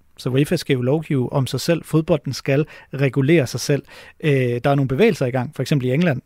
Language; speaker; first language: Danish; native; Danish